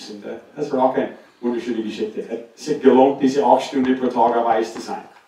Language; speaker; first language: German; non-native, fluent; English